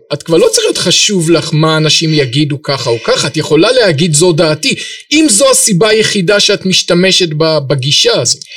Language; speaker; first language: Hebrew; native; Hebrew